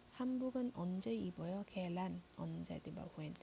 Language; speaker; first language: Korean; non-native, fluent; Iloko